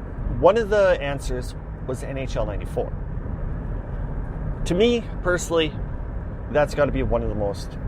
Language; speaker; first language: English; native; English